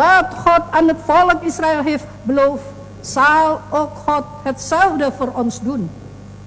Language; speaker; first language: Dutch; non-native, fluent; Indonesian